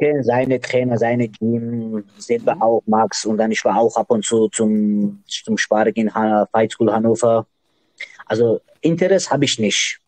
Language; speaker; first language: German; non-native, learner; Georgian